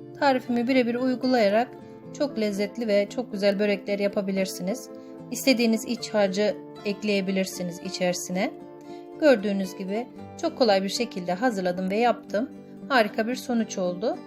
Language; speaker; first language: Turkish; native; Turkish